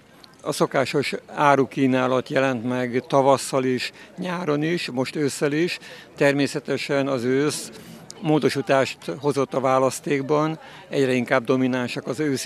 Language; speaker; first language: Hungarian; native; Hungarian